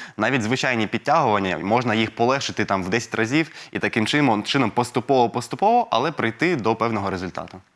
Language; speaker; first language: Ukrainian; non-native, local second language; Russian